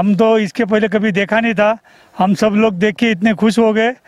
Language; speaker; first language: Hindi; non-native, local second language; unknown